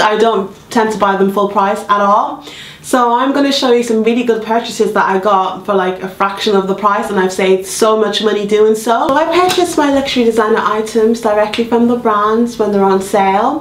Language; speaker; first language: English; native; English